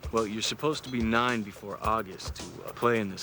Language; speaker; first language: English; native; English